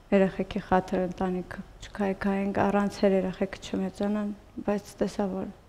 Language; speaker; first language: Armenian; native; Armenian